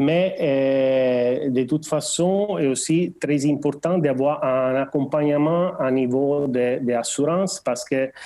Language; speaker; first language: French; non-native, learner; Portuguese